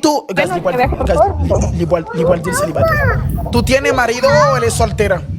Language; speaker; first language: Spanish; non-native, fluent; Haitian Creole